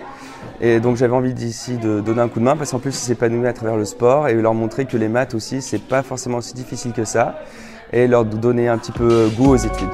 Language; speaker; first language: French; native; French